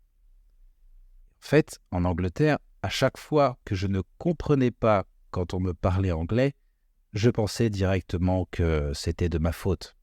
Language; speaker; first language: French; native; French